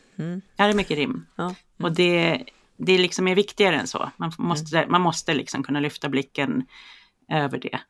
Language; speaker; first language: Swedish; native; Swedish